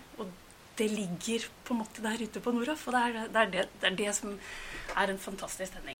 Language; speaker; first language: Norwegian; native; Norwegian